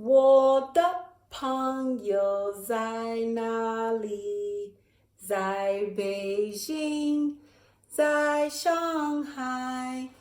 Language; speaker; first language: Chinese; non-native, learner; English